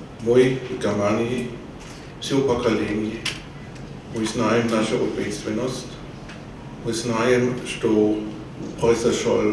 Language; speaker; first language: Russian; non-native, learner; German